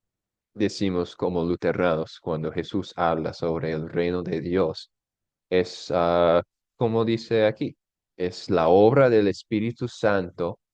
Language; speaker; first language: Spanish; non-native, fluent; English